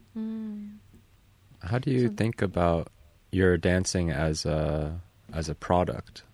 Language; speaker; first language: English; native; English